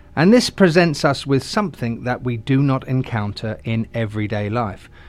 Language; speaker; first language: English; native; English